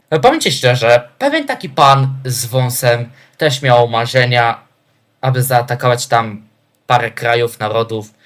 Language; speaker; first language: Polish; native; Polish